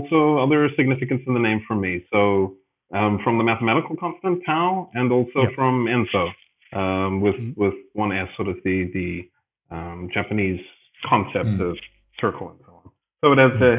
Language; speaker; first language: English; native; English